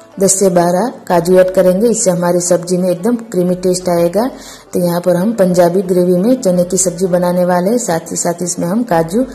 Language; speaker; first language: Hindi; non-native, local second language; Gujarati